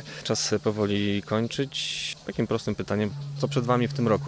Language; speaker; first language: Polish; native; Polish